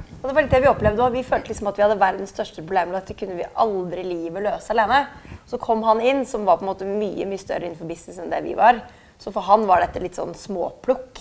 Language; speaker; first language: Norwegian; early bilingual, other home language; German